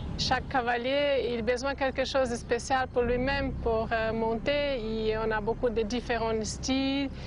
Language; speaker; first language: French; non-native, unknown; Portuguese